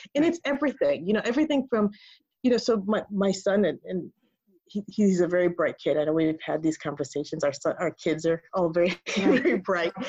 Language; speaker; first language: English; early bilingual, other home language; Spanish